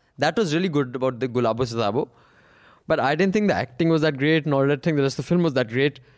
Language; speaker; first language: English; non-native, local second language; Punjabi